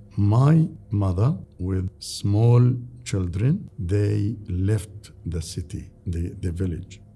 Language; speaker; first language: English; non-native, fluent; Arabic